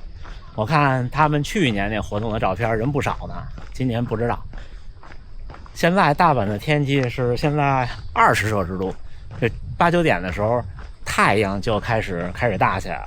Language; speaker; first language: Chinese; native; Chinese